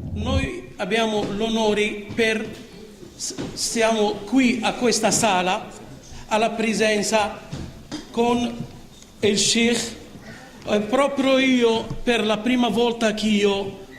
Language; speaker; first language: Italian; non-native, learner; Arabic